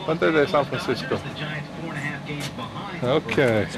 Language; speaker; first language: Spanish; non-native, learner; English